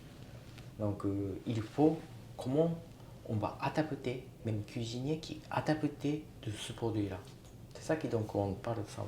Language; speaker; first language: French; non-native, learner; Japanese